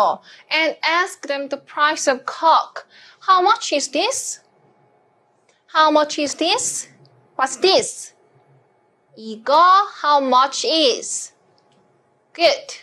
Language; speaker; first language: English; non-native, fluent; Korean